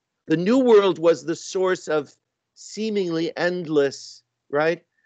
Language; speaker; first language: English; native; English